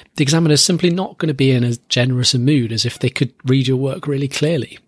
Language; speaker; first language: English; native; English